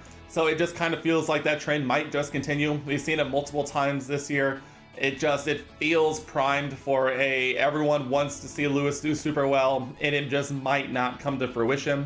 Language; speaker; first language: English; native; English